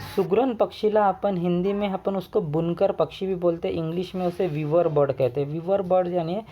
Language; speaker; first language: Hindi; non-native, local second language; Marathi